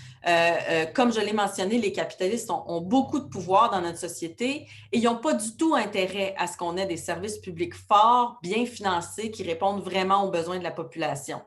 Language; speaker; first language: French; native; French